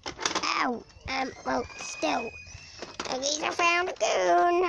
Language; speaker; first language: English; native; English